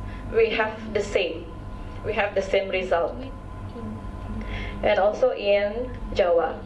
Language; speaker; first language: English; non-native, local second language; Indonesian